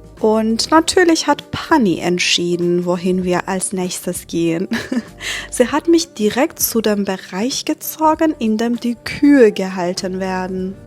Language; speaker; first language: German; non-native, fluent; Persian